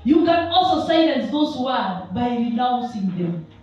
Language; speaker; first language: English; non-native, local second language; Swahili